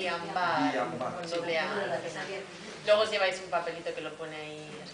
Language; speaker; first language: Spanish; native; Spanish